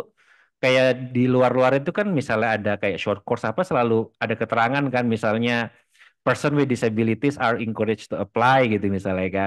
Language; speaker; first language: Indonesian; native; Indonesian